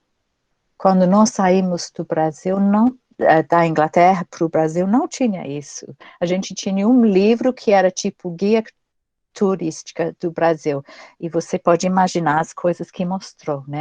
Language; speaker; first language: Portuguese; non-native, fluent; English